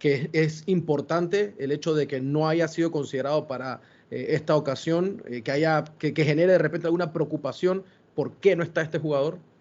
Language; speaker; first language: Spanish; native; Spanish